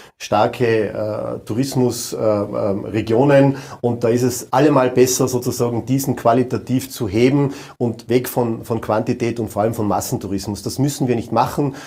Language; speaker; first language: German; native; German